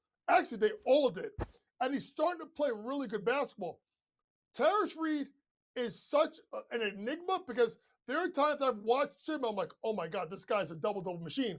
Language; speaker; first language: English; native; English